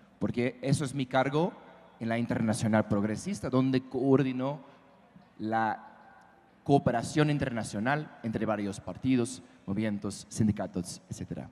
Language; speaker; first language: Spanish; non-native, fluent; English